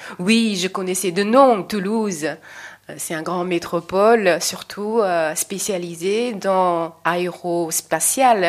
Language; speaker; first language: French; non-native, fluent; Chinese